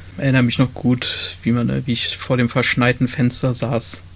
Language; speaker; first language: German; native; German